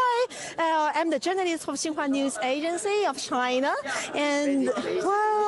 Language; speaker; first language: English; non-native, learner; Chinese